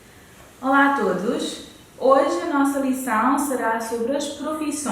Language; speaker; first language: Portuguese; non-native, fluent; Konkani